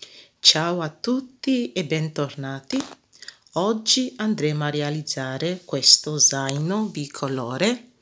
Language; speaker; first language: Italian; non-native, fluent; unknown